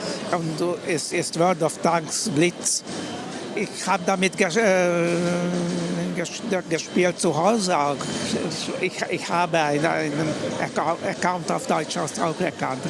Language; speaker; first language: German; non-native, learner; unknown